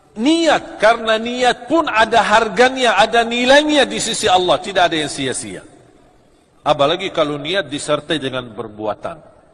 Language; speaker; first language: Malay; non-native, fluent; Arabic